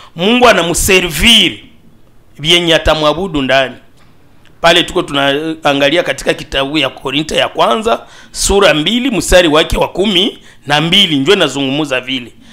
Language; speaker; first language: Swahili; native; Swahili